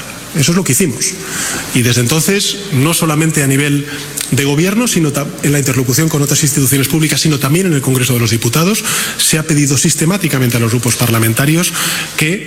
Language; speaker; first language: Spanish; native; Spanish